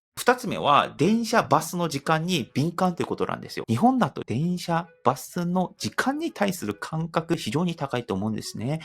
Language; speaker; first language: Japanese; non-native, fluent; Korean